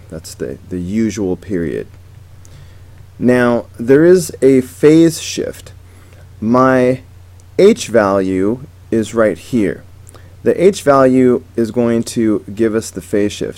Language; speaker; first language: English; native; English